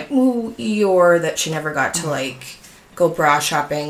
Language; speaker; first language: English; native; English